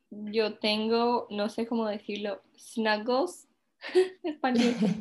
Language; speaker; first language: Spanish; early bilingual, heritage; Spanish